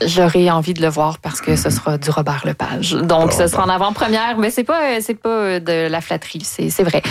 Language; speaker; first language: French; native; French